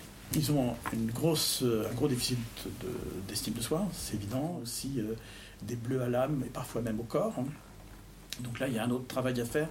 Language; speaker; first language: French; native; French